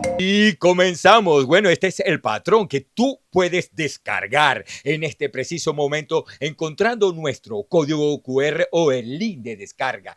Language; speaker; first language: Spanish; native; Spanish